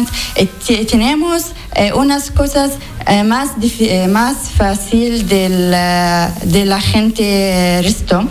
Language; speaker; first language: Spanish; non-native, learner; Arabic